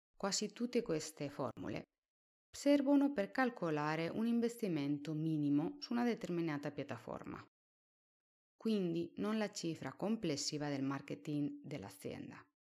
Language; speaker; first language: Italian; non-native, fluent; Spanish